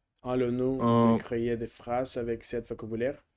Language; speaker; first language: French; non-native, learner; Russian